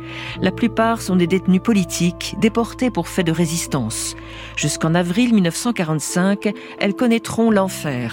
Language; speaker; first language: French; native; French